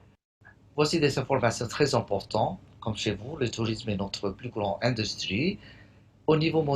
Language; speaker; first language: French; non-native, fluent; English